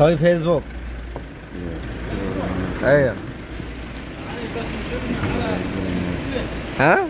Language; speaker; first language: Arabic; non-native, learner; Bangla